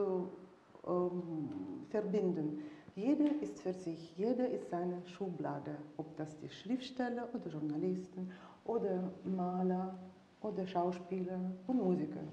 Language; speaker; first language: German; non-native, fluent; Russian